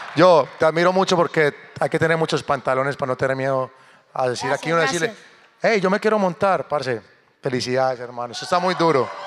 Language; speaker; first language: Spanish; native; Spanish